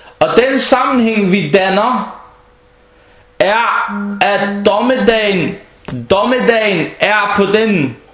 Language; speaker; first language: Danish; non-native, fluent; Arabic